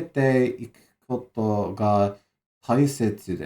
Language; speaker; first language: Japanese; non-native, learner; English